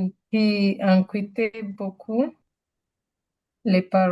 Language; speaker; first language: French; non-native, learner; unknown